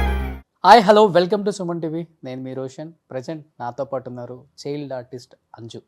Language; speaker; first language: Telugu; native; Telugu